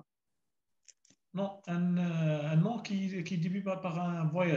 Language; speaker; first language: French; non-native, learner; Arabic